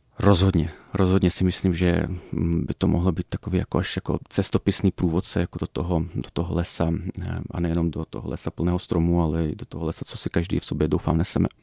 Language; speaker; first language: Czech; early bilingual, other home language; Russian